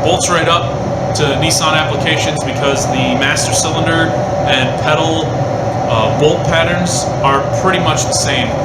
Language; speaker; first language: English; native; English